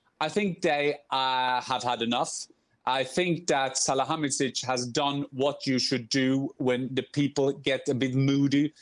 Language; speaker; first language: English; non-native, fluent; Norwegian